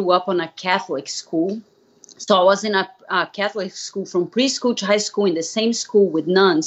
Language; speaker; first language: English; non-native, fluent; Portuguese